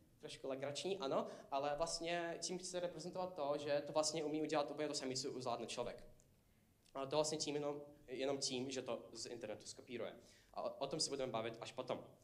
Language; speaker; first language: Czech; non-native, fluent; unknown